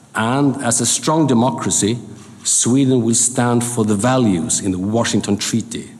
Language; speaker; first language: English; non-native, fluent; Swedish